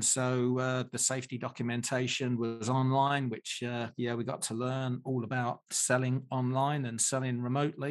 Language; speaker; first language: English; native; English